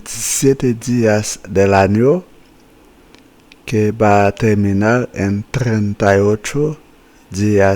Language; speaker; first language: Spanish; non-native, fluent; Haitian Creole